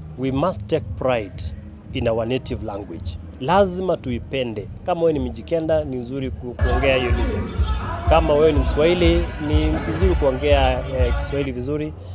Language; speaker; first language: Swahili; non-native, local second language; Kalenjin